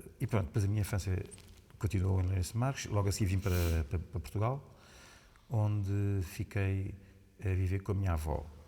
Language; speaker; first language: Portuguese; native; Portuguese